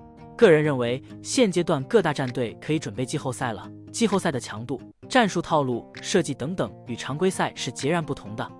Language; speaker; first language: Chinese; native; Chinese